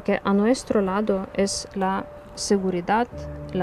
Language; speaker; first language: Spanish; non-native, learner; Ukrainian